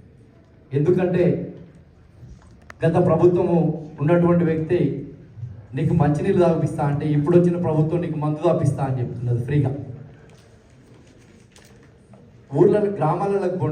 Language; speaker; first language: Telugu; native; Telugu